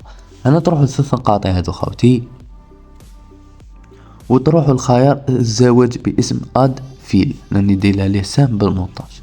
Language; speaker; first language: Arabic; native; Arabic